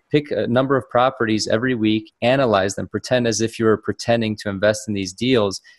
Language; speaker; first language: English; native; English